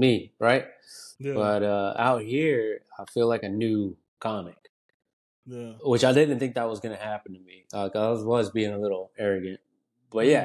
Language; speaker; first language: English; early bilingual, other home language; Spanish